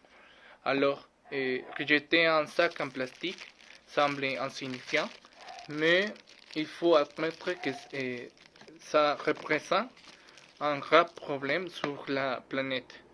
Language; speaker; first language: French; non-native, learner; Spanish